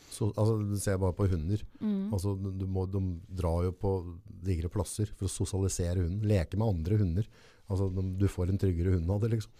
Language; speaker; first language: Norwegian; native; Norwegian